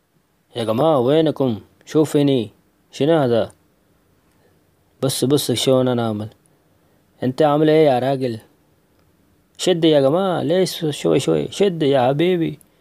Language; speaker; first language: Arabic; non-native, learner; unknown